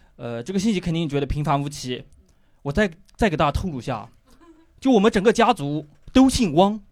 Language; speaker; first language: Chinese; native; Chinese